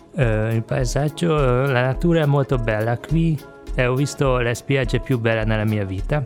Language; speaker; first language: Italian; non-native, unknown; Hungarian